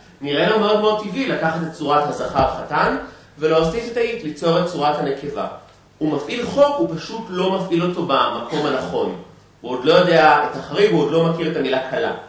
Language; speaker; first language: Hebrew; native; Hebrew